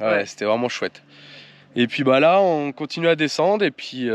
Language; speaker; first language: French; native; French